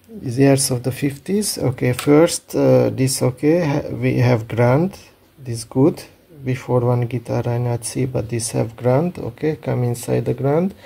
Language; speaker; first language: English; non-native, learner; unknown